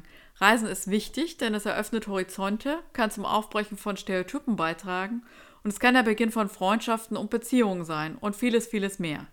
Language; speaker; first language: German; native; German